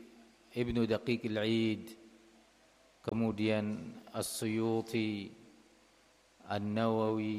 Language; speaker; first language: Arabic; non-native, fluent; Indonesian